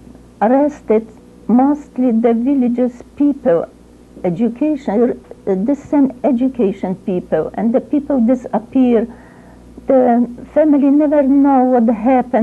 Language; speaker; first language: English; non-native, learner; Ukrainian